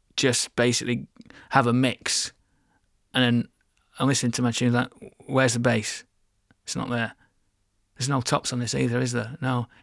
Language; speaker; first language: English; native; English